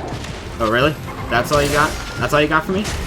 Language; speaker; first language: English; native; English